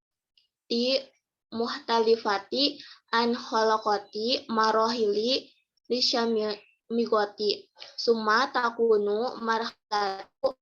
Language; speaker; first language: Arabic; non-native, learner; Indonesian